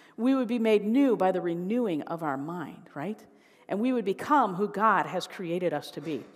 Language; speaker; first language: English; native; English